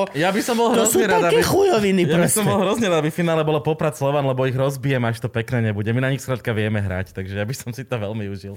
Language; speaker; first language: Slovak; native; Slovak